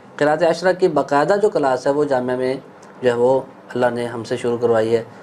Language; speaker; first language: Urdu; non-native, local second language; Punjabi